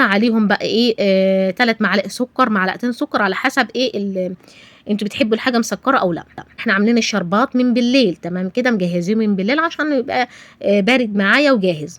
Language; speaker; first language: Arabic; native; Arabic